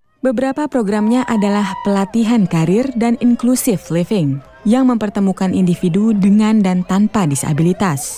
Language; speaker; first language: Indonesian; native; Indonesian